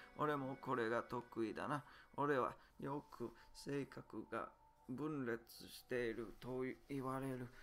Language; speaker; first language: Japanese; non-native, learner; English